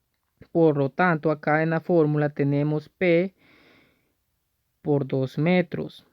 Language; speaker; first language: Spanish; native; Spanish